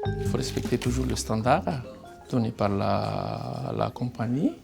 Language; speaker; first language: French; non-native, local second language; Malagasy